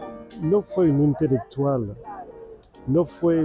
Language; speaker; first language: Spanish; non-native, fluent; French